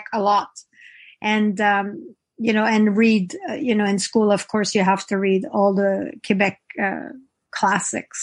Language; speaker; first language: English; non-native, fluent; French